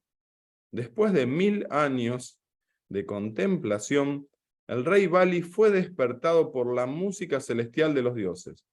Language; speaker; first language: Spanish; native; Spanish